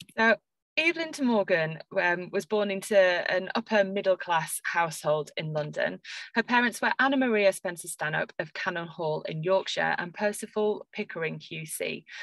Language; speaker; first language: English; native; English